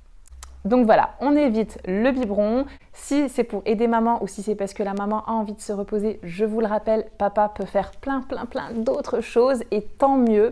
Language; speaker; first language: French; native; French